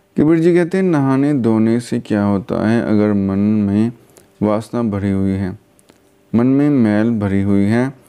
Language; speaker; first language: Hindi; non-native, local second language; Punjabi